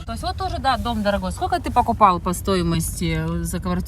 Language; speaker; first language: Russian; native; Russian